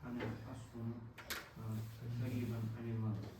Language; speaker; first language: Arabic; non-native, learner; Kashmiri